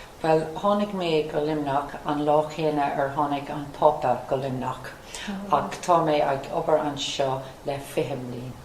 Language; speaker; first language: Irish; non-native, local second language; English